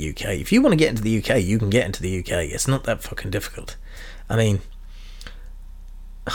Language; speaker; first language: English; native; English